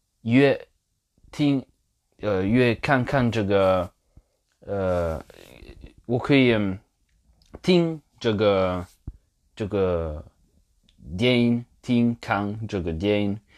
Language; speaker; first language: Chinese; non-native, fluent; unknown